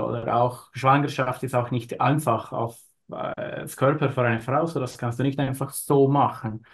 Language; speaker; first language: German; non-native, learner; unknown